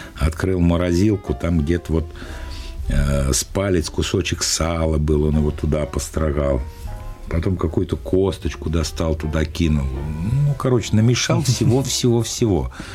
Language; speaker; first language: Russian; native; Russian